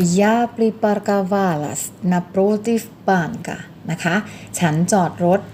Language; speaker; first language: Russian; non-native, fluent; Thai